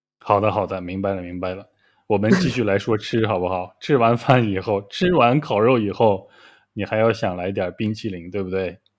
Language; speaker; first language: Chinese; native; Chinese